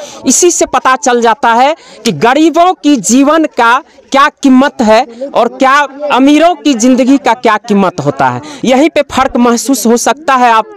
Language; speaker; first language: Hindi; non-native, local second language; Maithili